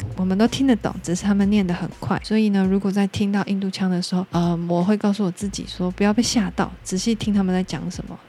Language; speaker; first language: Chinese; non-native, local second language; Min Nan Chinese